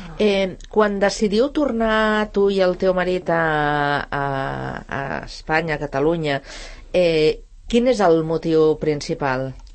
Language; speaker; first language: Catalan; native; Catalan